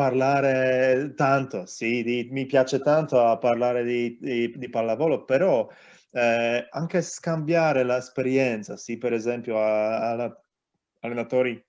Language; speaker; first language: Italian; non-native, learner; Polish